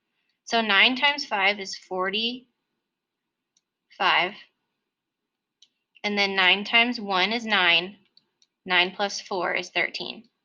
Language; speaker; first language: English; native; English